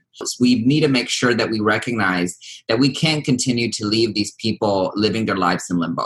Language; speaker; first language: English; native; English